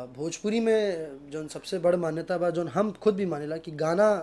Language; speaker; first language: Hindi; native; Hindi